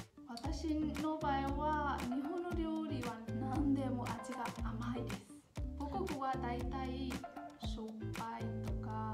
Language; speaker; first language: Japanese; non-native, fluent; Burmese